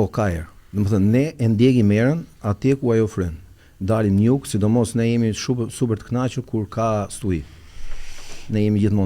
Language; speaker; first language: Albanian; native; Albanian